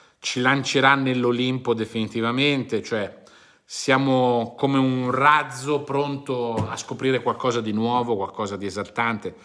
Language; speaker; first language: Italian; native; Italian